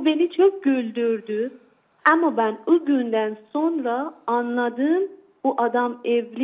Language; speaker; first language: Turkish; non-native, learner; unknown